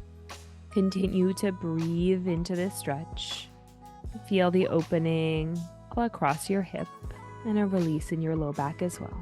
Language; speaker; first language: English; native; English